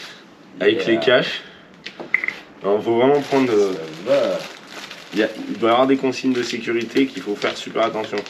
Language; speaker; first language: French; native; French